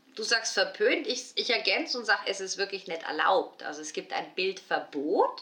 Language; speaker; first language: German; native; German